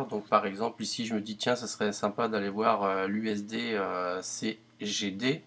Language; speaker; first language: French; native; French